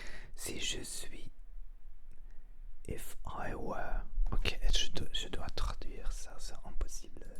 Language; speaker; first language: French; non-native, learner; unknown